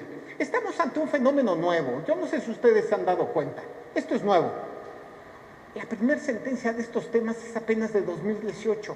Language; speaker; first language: Spanish; native; Spanish